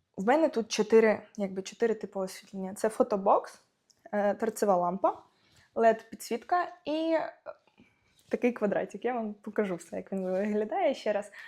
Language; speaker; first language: Ukrainian; non-native, local second language; Russian